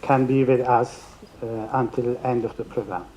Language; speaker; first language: English; non-native, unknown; Persian